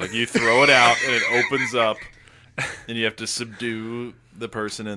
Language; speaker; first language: English; native; English